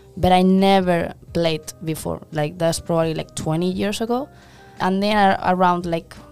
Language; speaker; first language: English; non-native, fluent; Spanish